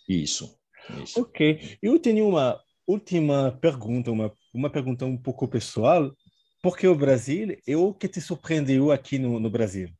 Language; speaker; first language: Portuguese; non-native, fluent; French